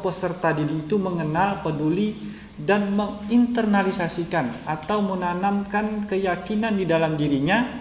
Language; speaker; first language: Indonesian; native; Indonesian